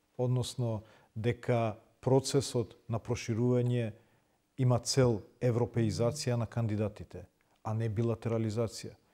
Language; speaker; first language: Macedonian; non-native, local second language; Albanian